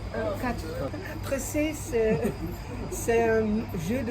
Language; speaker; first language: French; non-native, fluent; Dutch